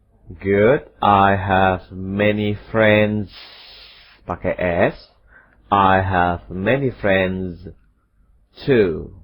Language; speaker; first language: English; non-native, fluent; Indonesian